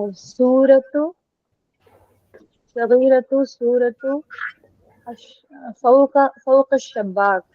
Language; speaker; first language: Arabic; non-native, learner; Hindi